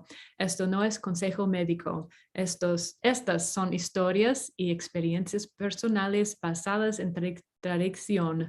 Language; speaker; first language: Spanish; non-native, fluent; English